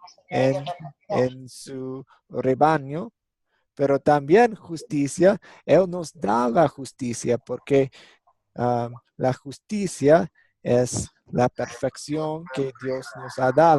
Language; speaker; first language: Spanish; non-native, fluent; English